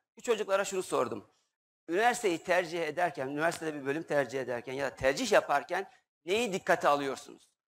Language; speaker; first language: Turkish; native; Turkish